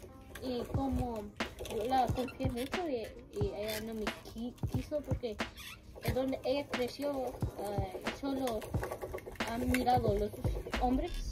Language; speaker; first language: Spanish; early bilingual, heritage; Spanish